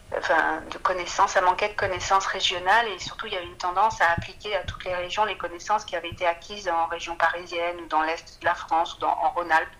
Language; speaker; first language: French; native; French